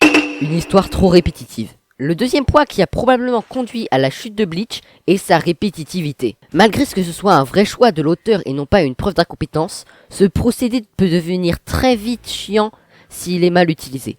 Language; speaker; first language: French; native; French